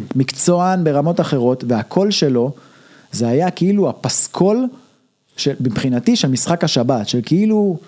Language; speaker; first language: Hebrew; native; Hebrew